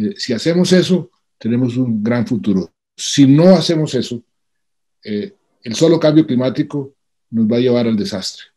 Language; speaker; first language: Spanish; native; Spanish